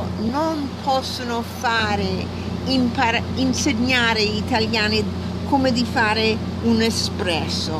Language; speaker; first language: Italian; early bilingual, heritage; English